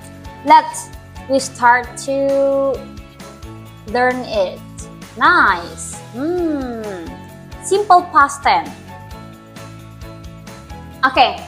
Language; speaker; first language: English; non-native, learner; Indonesian